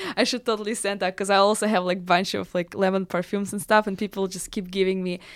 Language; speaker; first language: English; non-native, fluent; Russian